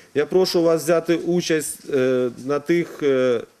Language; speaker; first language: Ukrainian; non-native, local second language; Russian